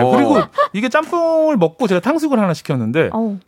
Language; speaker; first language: Korean; native; Korean